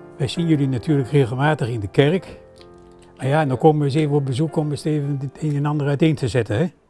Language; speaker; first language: Dutch; native; Dutch